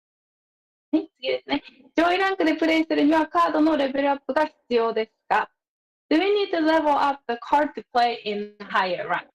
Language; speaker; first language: Japanese; native; Japanese